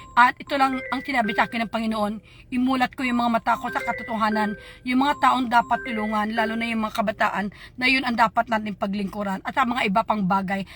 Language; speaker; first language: Filipino; non-native, local second language; Hiligaynon